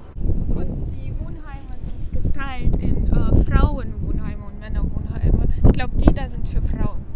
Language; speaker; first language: German; non-native, fluent; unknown